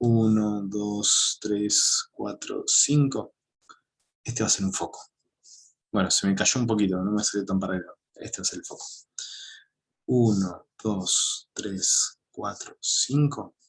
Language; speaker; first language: Spanish; native; Spanish